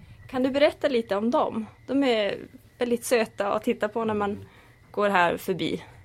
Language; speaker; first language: Swedish; native; Swedish